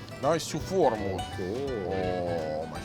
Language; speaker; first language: Russian; non-native, fluent; Italian